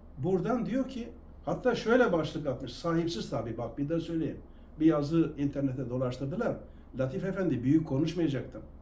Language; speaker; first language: Turkish; non-native, local second language; Kurdish